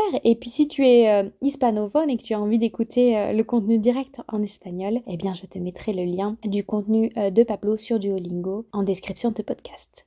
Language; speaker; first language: French; native; French